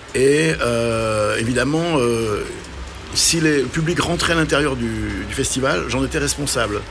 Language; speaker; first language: French; non-native, local second language; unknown